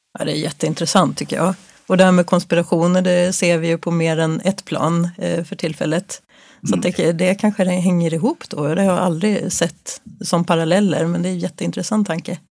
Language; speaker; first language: Swedish; native; Swedish